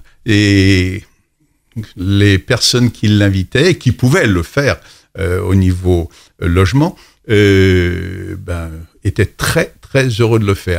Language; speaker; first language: French; native; French